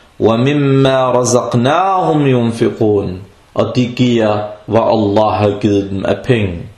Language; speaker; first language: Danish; early bilingual, other home language; Arabic